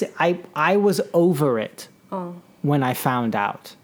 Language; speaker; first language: English; native; English